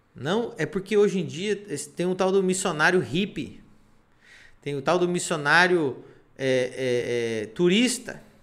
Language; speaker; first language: Portuguese; non-native, fluent; Spanish